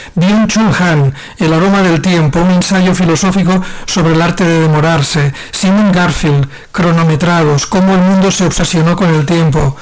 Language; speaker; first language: Spanish; non-native, local second language; Catalan